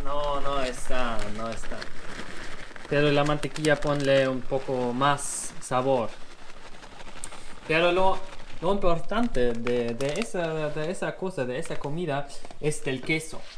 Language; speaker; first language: Spanish; non-native, learner; German